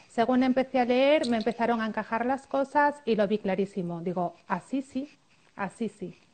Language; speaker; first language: Spanish; native; Spanish